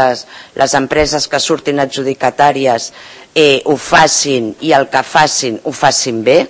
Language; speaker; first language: Catalan; native; Catalan